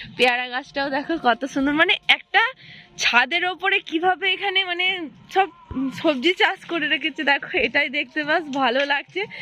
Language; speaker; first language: Bangla; native; Bangla